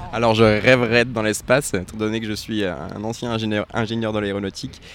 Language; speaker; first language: French; native; French